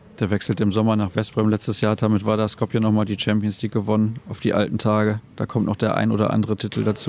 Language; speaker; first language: German; native; German